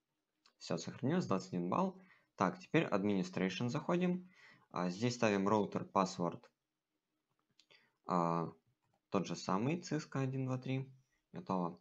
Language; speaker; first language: Russian; native; Russian